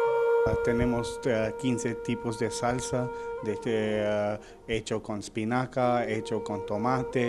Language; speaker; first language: Spanish; non-native, learner; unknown